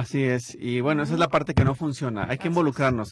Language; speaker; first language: Spanish; native; Spanish